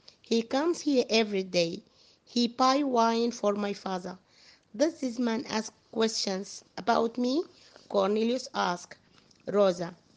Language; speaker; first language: English; non-native, fluent; Arabic